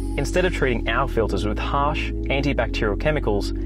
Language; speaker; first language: English; native; English